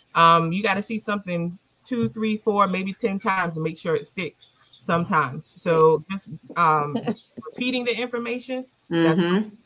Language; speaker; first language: English; native; English